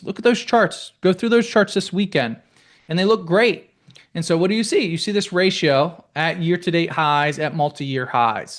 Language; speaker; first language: English; native; English